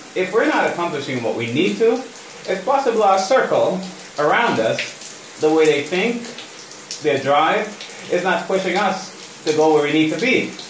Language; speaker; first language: English; native; English